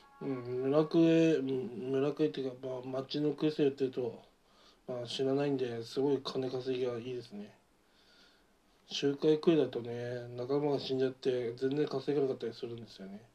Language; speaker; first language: Japanese; native; Japanese